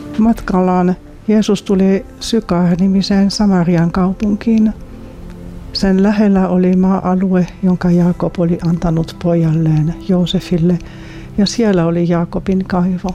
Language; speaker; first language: Finnish; non-native, fluent; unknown